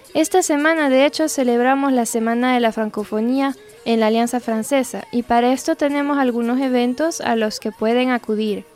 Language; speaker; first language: Spanish; non-native, fluent; French